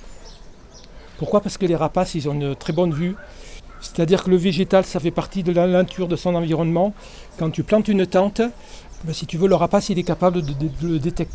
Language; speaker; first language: French; native; French